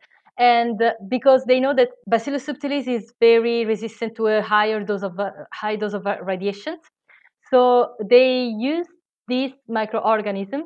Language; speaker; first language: English; non-native, fluent; Italian